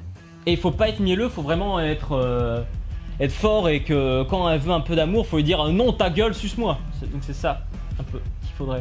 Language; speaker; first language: French; native; French